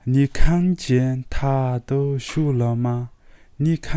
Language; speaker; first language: Chinese; non-native, learner; Mongolian